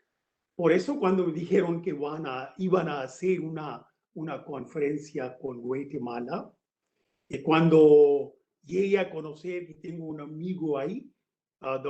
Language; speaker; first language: Spanish; non-native, fluent; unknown